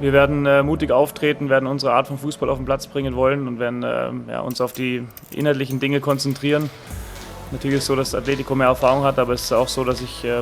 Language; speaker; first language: German; native; German